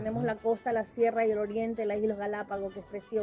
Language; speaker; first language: Spanish; native; Spanish